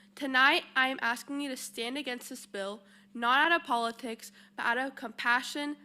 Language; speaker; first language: English; early bilingual, other home language; Spanish